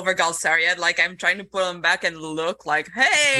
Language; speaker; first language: English; non-native, fluent; French